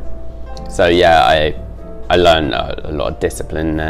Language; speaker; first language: English; native; English